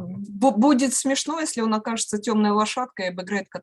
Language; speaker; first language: Russian; native; Russian